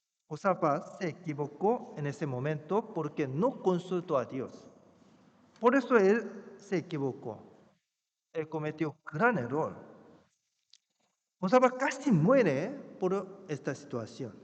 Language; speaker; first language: Spanish; non-native, fluent; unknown